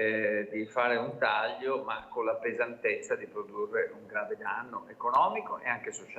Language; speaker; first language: Italian; native; Italian